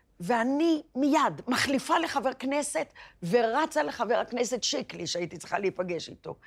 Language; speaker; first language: Hebrew; early bilingual, other home language; Arabic